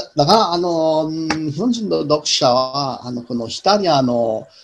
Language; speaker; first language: Japanese; non-native, fluent; Italian